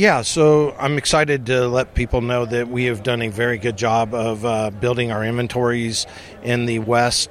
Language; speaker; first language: English; native; English